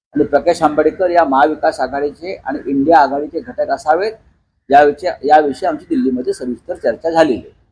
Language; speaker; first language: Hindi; non-native, local second language; Marathi